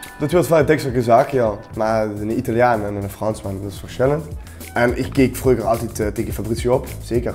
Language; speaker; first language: Dutch; non-native, local second language; Limburgish